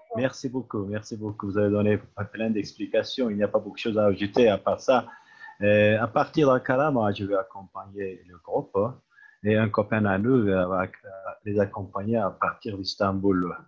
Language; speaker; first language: French; non-native, fluent; Turkish